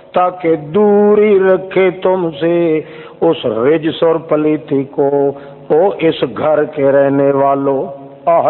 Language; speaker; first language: Urdu; non-native, local second language; Saraiki